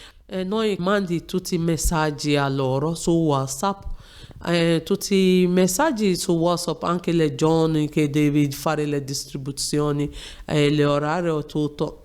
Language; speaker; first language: Italian; non-native, learner; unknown